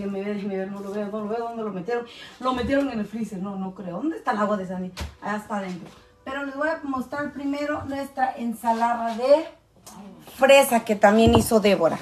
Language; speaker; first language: Spanish; native; Spanish